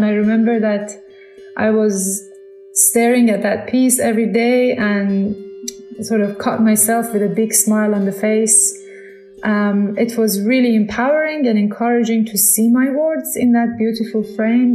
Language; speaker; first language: English; non-native, fluent; Persian